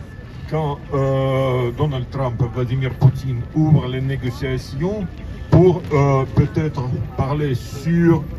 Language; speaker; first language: French; non-native, learner; Russian